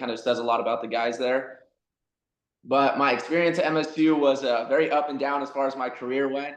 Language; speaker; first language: English; native; English